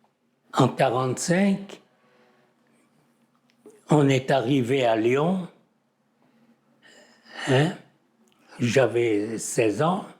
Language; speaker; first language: French; native; French